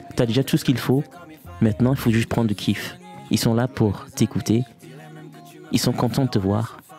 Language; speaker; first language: French; non-native, fluent; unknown